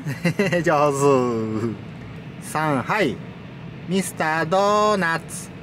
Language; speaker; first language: Japanese; native; Japanese